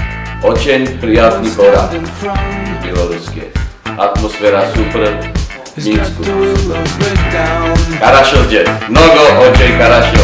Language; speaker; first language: Russian; non-native, learner; Czech